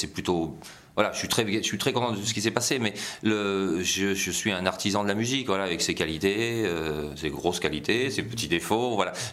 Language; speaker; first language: French; native; French